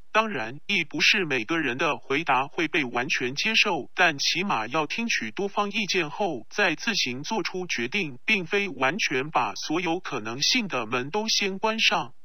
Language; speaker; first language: Chinese; non-native, local second language; Cantonese